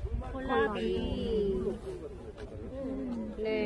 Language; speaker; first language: Korean; non-native, learner; Khmer